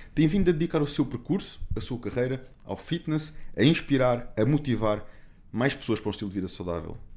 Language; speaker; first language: Portuguese; native; Portuguese